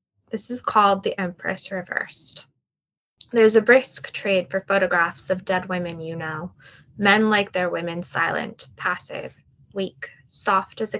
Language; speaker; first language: English; native; English